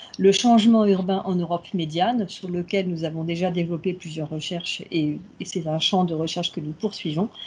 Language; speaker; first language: French; native; French